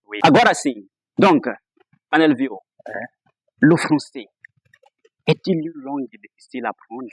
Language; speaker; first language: French; non-native, fluent; Portuguese